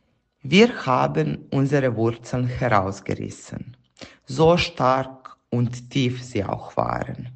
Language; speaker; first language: German; non-native, fluent; Serbian